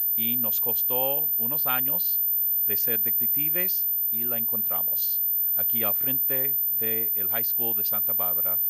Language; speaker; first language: Spanish; non-native, fluent; English